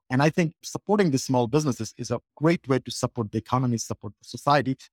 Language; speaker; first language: English; non-native, local second language; Bangla